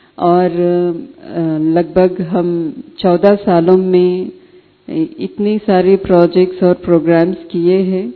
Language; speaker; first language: Hindi; non-native, local second language; Telugu